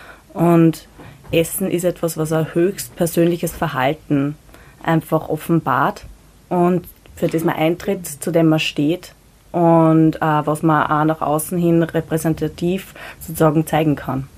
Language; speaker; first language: German; native; German